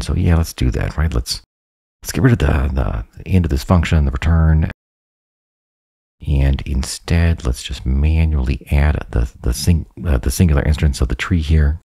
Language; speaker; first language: English; native; English